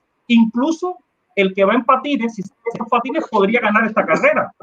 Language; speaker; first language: Spanish; native; Spanish